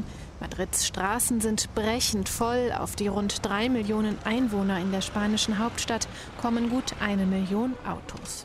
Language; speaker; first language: German; native; German